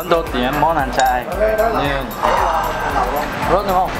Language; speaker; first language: Vietnamese; non-native, learner; Korean